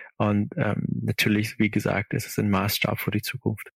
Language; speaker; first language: German; non-native, fluent; Arabic